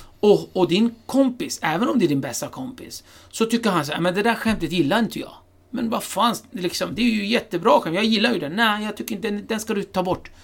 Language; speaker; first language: Swedish; early bilingual, other home language; Kurdish